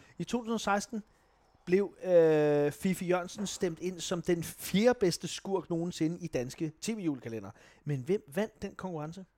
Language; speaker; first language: Danish; native; Danish